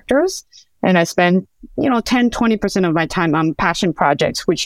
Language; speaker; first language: English; non-native, fluent; Chinese